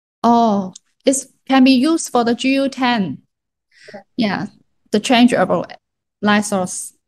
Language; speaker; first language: English; non-native, learner; Chinese